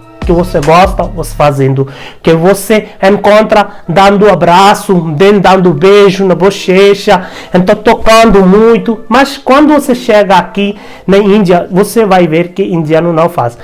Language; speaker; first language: Portuguese; non-native, learner; Hindi